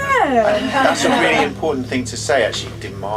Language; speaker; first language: English; native; English